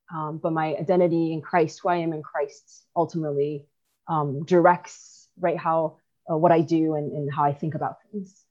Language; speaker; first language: English; early bilingual, other home language; Chinese